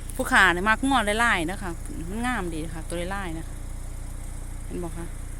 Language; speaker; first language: Thai; native; Thai